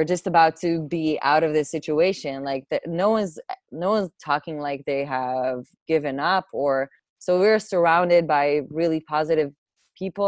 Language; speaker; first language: English; non-native, fluent; Hebrew